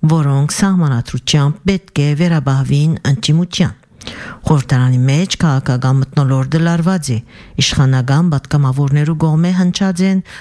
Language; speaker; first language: Armenian; early bilingual, heritage; Armenian